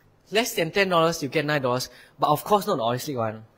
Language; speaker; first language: English; non-native, local second language; Chinese